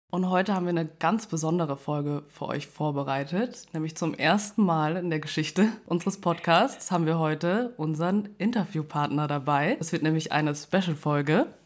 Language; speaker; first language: German; native; German